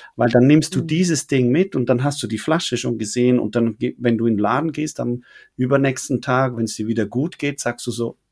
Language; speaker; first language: German; native; German